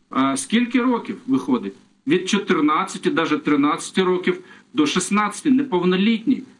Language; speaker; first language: Ukrainian; non-native, local second language; Russian